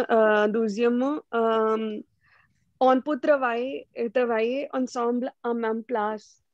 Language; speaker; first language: French; non-native, learner; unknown